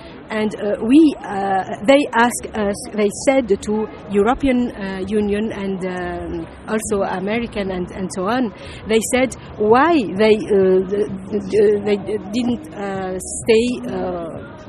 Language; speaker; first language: English; non-native, learner; Arabic